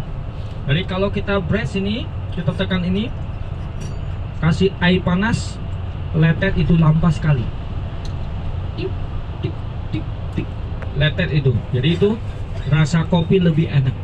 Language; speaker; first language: Indonesian; non-native, learner; Vietnamese